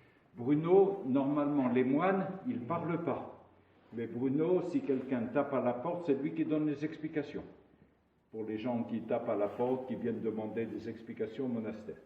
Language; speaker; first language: French; non-native, local second language; Arabic